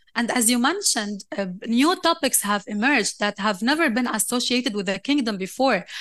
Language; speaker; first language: English; non-native, fluent; Arabic